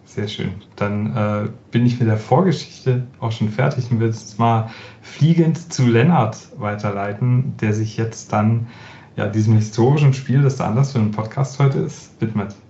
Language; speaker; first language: German; native; German